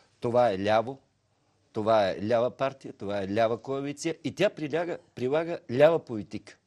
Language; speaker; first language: Bulgarian; native; Bulgarian